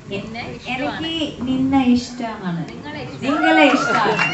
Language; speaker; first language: Malayalam; non-native, learner; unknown